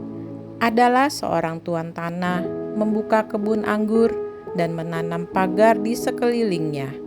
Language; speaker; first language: Indonesian; native; Indonesian